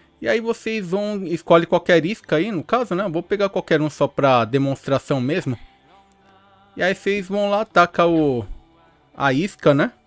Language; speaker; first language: Portuguese; native; Portuguese